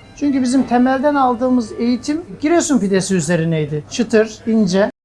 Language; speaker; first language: Turkish; native; Turkish